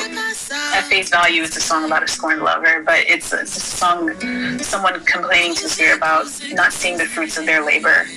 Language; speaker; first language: English; early bilingual, other home language; Haitian Creole